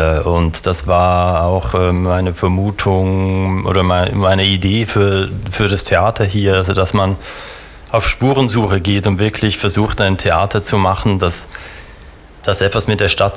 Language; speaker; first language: German; native; German